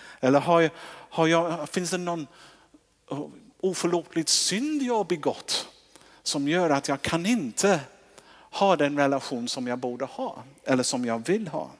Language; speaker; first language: Swedish; non-native, fluent; English